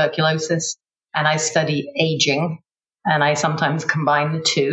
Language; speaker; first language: English; native; English